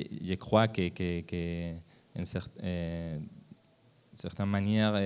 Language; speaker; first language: French; non-native, learner; Spanish